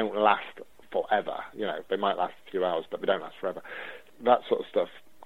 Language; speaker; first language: English; native; English